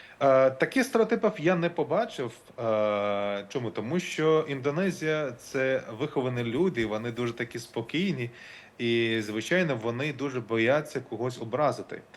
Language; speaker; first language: Ukrainian; non-native, local second language; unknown